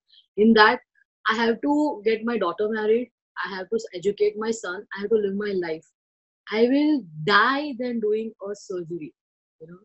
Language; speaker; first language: English; non-native, local second language; Marathi